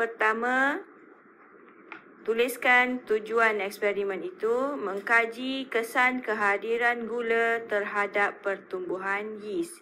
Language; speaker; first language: Malay; native; Malay